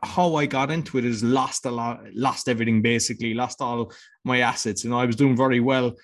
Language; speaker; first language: English; native; English